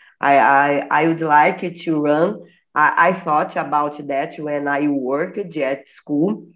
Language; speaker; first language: English; non-native, learner; Portuguese